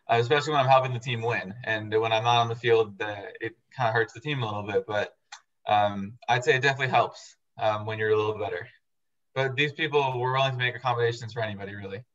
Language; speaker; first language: English; native; English